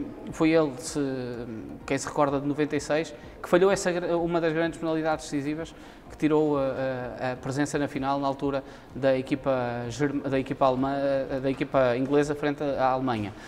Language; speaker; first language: Portuguese; native; Portuguese